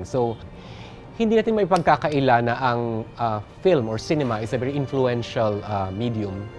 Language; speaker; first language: Filipino; native; Filipino